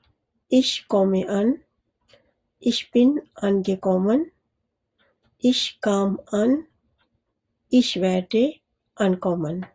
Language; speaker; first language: German; non-native, fluent; Urdu